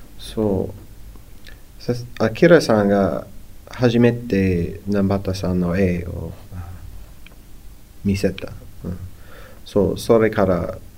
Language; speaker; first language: Japanese; non-native, learner; English